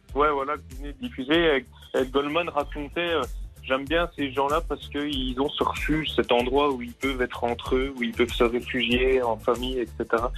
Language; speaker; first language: French; native; French